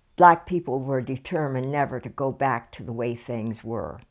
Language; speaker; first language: English; native; English